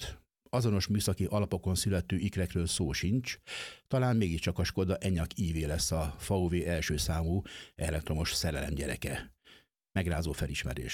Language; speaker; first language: Hungarian; native; Hungarian